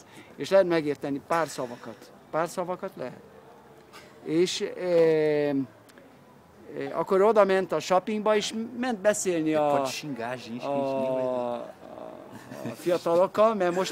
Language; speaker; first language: Hungarian; early bilingual, heritage; Hungarian